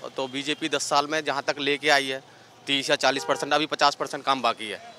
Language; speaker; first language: Hindi; native; Hindi